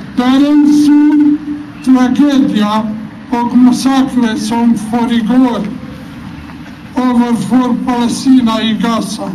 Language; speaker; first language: Norwegian; non-native, fluent; Arabic